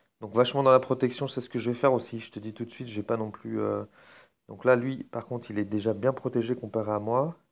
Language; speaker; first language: French; native; French